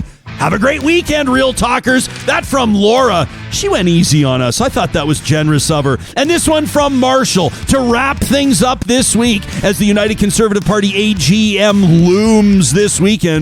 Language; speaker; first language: English; native; English